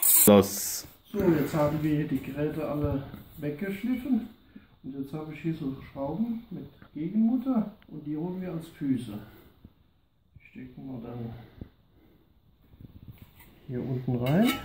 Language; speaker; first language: German; native; German